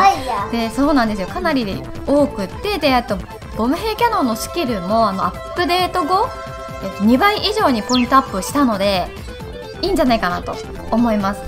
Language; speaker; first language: Japanese; native; Japanese